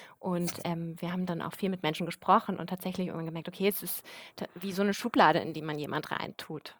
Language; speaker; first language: German; native; German